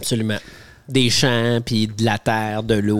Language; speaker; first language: French; native; French